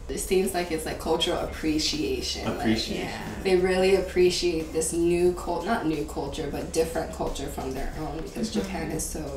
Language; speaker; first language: English; non-native, fluent; Japanese